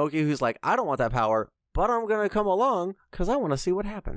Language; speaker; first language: English; native; English